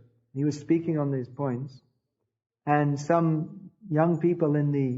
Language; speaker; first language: English; native; English